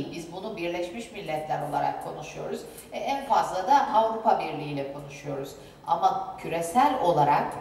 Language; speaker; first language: Turkish; native; Turkish